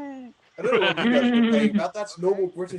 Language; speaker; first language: English; native; English